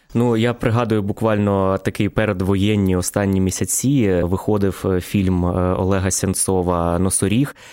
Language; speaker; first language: Ukrainian; native; Ukrainian